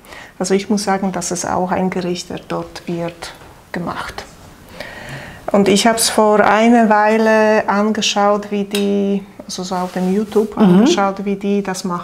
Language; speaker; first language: German; non-native, fluent; Polish